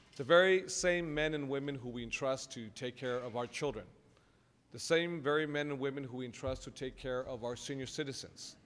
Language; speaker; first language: English; early bilingual, other home language; Spanish